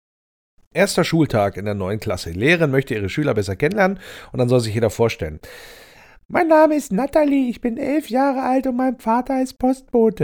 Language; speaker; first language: German; native; German